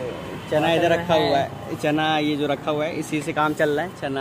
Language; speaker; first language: Hindi; native; Hindi